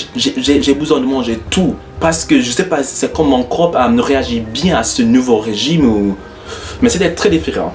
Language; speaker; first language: French; non-native, learner; English